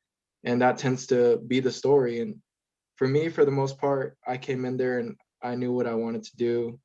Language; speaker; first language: English; native; English